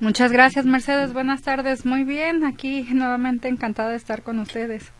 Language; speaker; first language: Spanish; native; Spanish